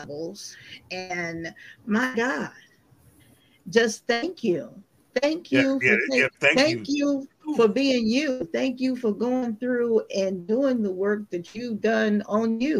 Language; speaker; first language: English; native; English